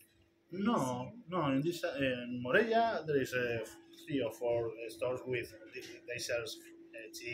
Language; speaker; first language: English; non-native, learner; Spanish